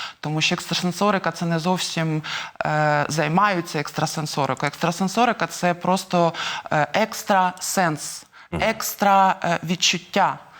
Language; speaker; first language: Ukrainian; non-native, local second language; Russian